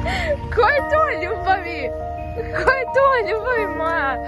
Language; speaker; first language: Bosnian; early bilingual, heritage; Serbian